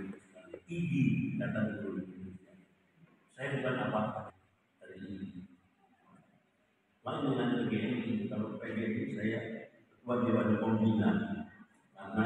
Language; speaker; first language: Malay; non-native, local second language; Javanese